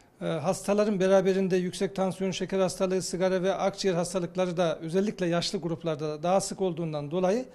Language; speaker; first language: Turkish; native; Turkish